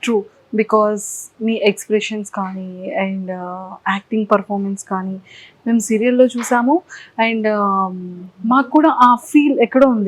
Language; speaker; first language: Telugu; native; Telugu